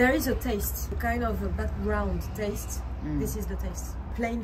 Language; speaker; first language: English; non-native, learner; French